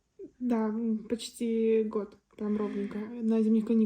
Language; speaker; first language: Russian; native; Russian